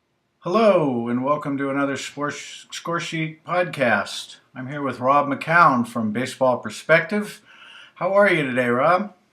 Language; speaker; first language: English; native; English